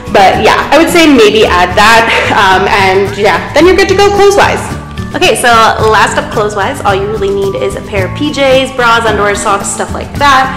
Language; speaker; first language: English; native; English